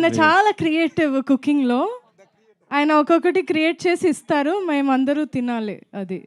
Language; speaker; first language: Telugu; non-native, fluent; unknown